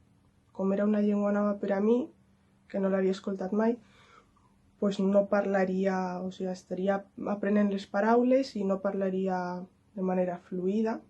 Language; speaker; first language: Catalan; non-native, local second language; Spanish